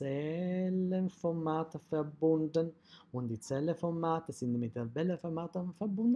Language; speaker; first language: German; non-native, fluent; Italian